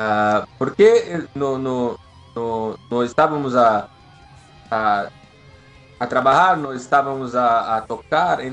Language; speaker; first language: Spanish; non-native, learner; Portuguese